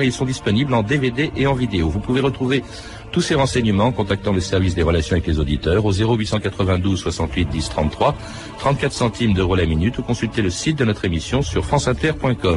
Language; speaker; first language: French; native; French